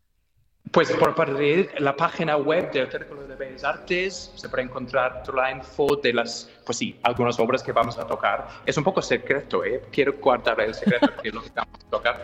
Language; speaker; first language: Spanish; non-native, fluent; English